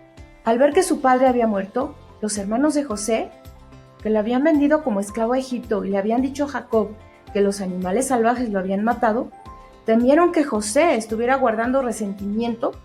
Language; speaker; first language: Spanish; native; Spanish